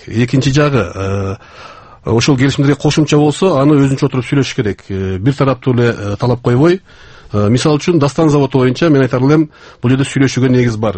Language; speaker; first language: Kyrgyz; native; Kyrgyz